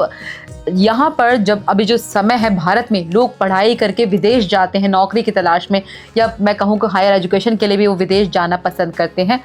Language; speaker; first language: Hindi; native; Hindi